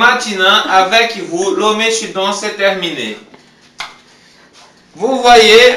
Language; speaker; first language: French; non-native, learner; Portuguese